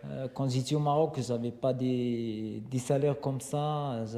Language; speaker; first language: French; non-native, learner; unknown